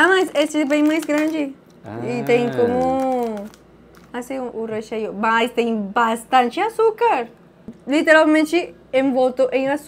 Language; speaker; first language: Portuguese; non-native, fluent; Spanish